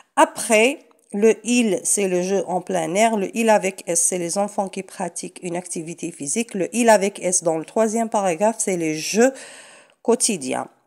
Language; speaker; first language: French; non-native, local second language; Arabic